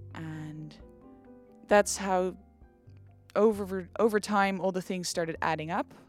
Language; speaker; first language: English; non-native, fluent; Dutch